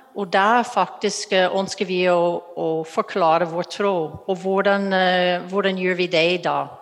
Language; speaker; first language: Norwegian; non-native, fluent; English